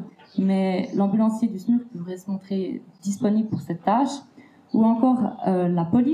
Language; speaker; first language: French; native; French